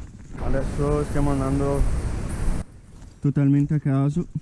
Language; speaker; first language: Italian; native; Italian